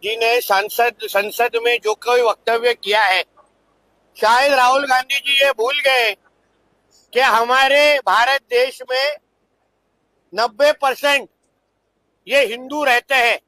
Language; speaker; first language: Hindi; non-native, local second language; Marathi